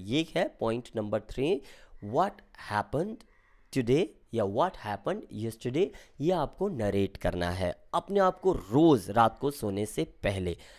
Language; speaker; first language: Hindi; native; Hindi